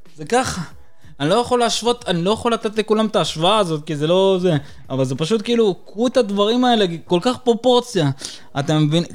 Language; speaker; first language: Hebrew; early bilingual, other home language; Russian